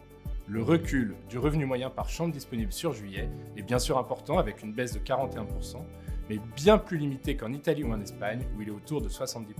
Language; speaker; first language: French; native; French